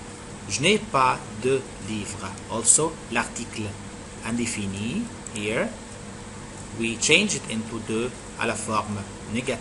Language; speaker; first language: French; non-native, fluent; Arabic